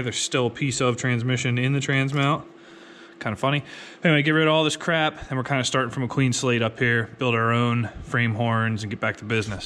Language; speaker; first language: English; native; English